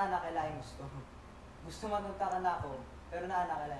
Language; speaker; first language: Cebuano; non-native, learner; Filipino